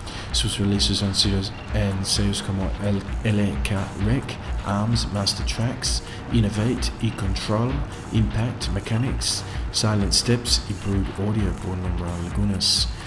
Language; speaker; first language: Spanish; native; Spanish